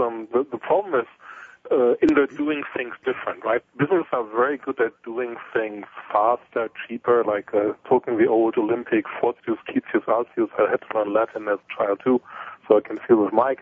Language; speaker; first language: English; non-native, fluent; Italian